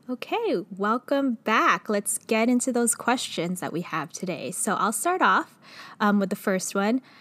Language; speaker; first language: English; native; English